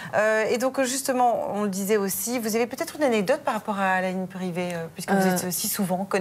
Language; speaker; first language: French; native; French